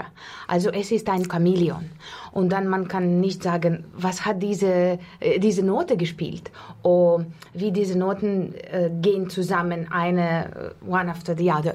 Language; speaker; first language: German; non-native, learner; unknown